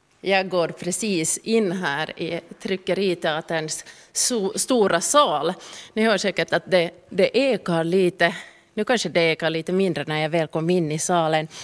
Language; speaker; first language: Swedish; native; Swedish